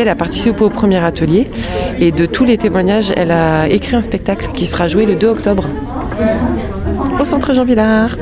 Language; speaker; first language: French; native; French